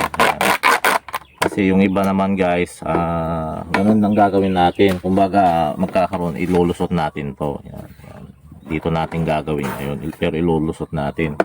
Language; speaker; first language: Filipino; non-native, local second language; Iloko